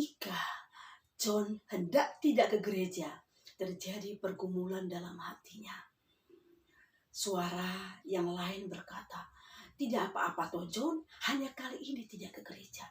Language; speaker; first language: Indonesian; native; Indonesian